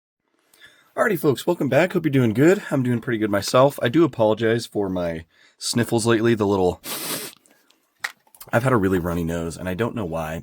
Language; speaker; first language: English; native; English